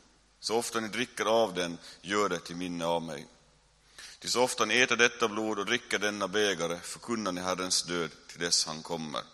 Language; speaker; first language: Swedish; native; Swedish